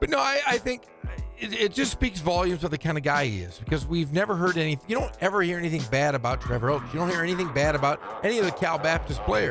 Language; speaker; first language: English; native; English